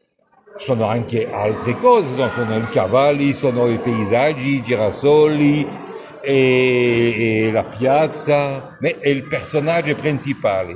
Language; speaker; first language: Italian; non-native, fluent; French